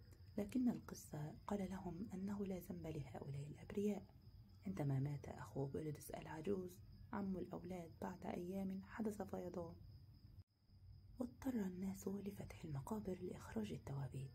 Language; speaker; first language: Arabic; native; Arabic